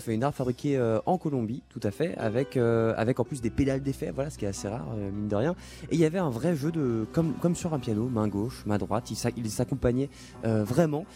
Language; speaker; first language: French; native; French